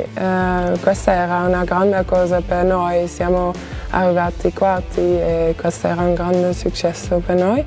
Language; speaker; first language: Italian; non-native, fluent; Dutch